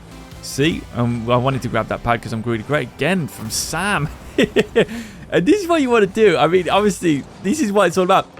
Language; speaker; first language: English; native; English